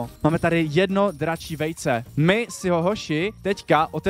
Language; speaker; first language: Czech; native; Czech